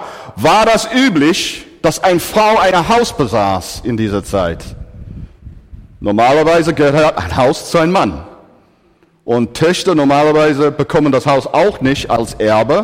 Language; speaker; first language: German; non-native, fluent; English